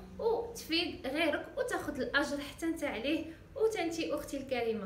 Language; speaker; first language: Arabic; native; Arabic